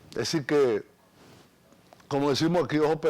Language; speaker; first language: Spanish; native; Spanish